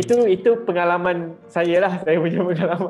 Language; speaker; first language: Malay; native; Malay